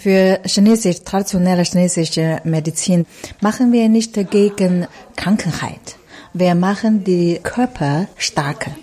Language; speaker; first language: German; non-native, learner; Chinese